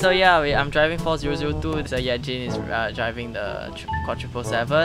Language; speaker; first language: English; non-native, local second language; Korean